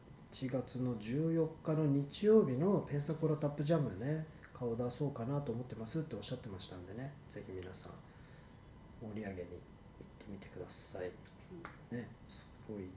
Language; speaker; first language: Japanese; native; Japanese